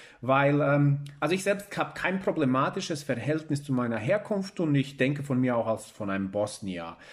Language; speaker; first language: German; early bilingual, other home language; Bosnian